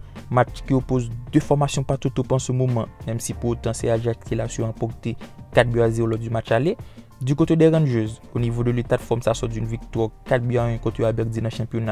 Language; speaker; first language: French; native; French